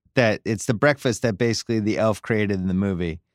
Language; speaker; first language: English; native; English